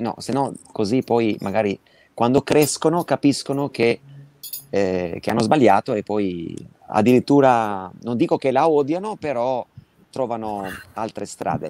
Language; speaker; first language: Italian; non-native, fluent; Albanian